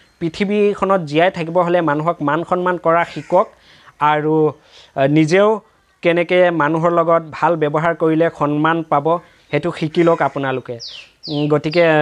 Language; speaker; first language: Assamese; non-native, local second language; Bangla